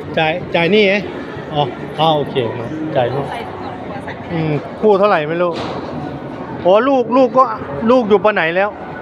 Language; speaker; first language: Thai; native; Thai